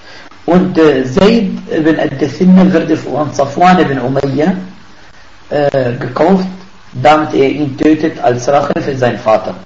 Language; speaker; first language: German; non-native, fluent; Arabic